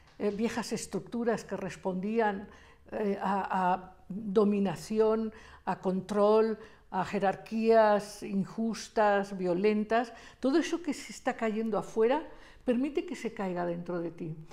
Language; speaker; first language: Spanish; native; Spanish